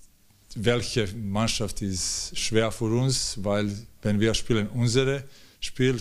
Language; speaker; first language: German; non-native, learner; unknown